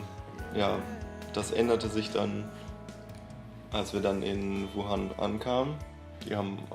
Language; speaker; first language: German; native; German